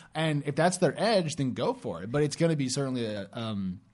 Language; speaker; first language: English; native; English